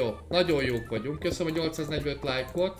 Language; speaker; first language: Hungarian; native; Hungarian